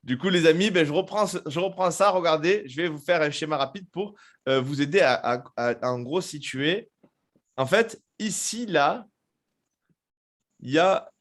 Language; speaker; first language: French; native; French